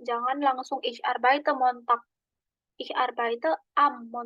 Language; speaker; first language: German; non-native, fluent; Indonesian